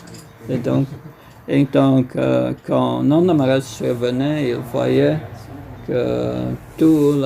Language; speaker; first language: French; non-native, fluent; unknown